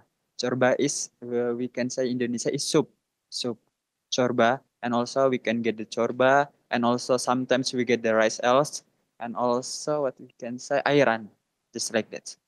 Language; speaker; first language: English; non-native, learner; Indonesian